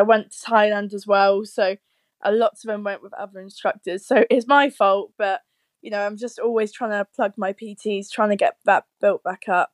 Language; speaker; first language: English; native; English